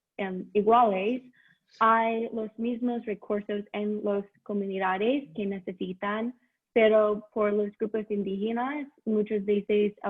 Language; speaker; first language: Spanish; non-native, learner; English